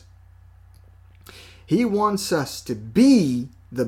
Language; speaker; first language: English; non-native, fluent; French